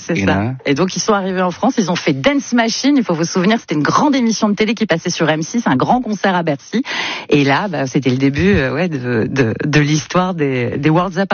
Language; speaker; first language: French; native; French